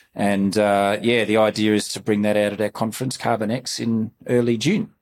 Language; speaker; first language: English; native; English